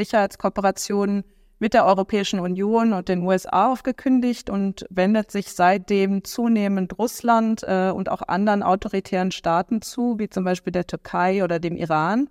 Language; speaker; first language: German; native; German